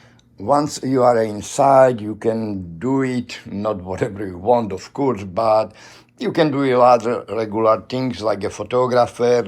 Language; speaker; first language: English; non-native, learner; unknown